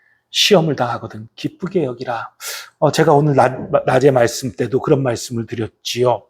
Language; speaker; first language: Korean; native; Korean